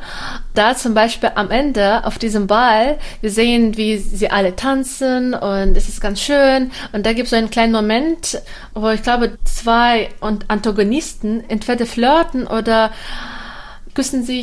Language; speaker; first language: German; non-native, fluent; Russian